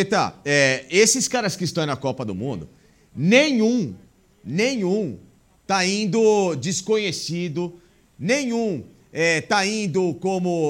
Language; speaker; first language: Portuguese; native; Portuguese